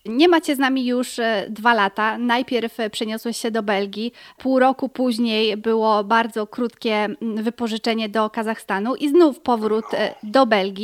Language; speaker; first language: Polish; native; Polish